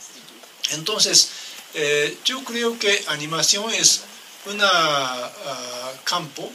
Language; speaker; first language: Spanish; non-native, learner; Japanese